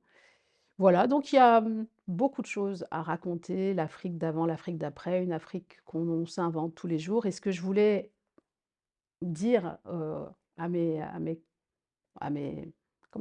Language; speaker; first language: French; early bilingual, other home language; Rundi